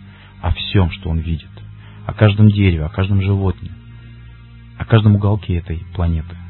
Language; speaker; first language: Russian; native; Russian